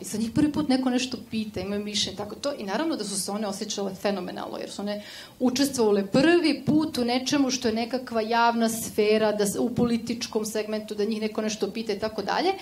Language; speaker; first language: Serbian; native; Serbian